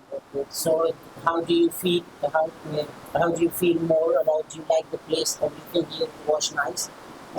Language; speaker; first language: English; non-native, local second language; Hindi